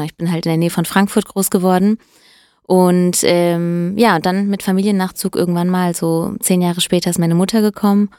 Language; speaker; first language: German; early bilingual, other home language; Italian